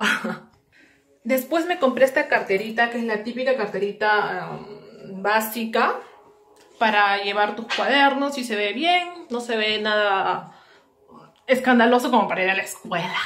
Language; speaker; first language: Spanish; native; Spanish